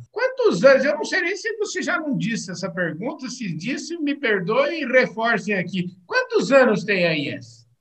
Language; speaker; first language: Portuguese; native; Portuguese